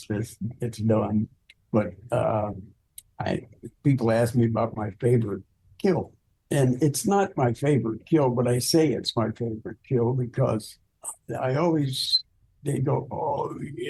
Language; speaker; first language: English; native; English